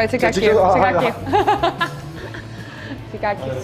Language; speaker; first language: Korean; non-native, fluent; French